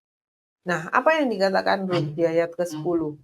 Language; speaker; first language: Indonesian; native; Indonesian